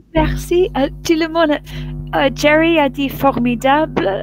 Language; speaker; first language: French; non-native, learner; English